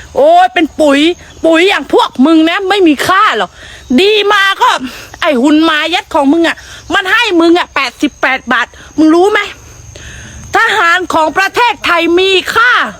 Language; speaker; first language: Thai; native; Thai